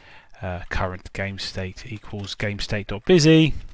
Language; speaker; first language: English; native; English